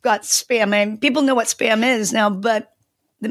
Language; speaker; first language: English; non-native, fluent; Korean